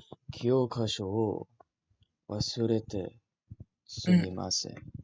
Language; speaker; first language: Japanese; non-native, learner; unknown